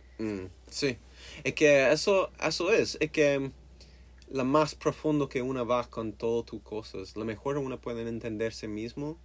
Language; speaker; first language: Spanish; non-native, learner; English